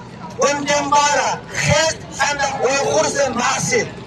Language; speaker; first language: Dutch; non-native, learner; Uyghur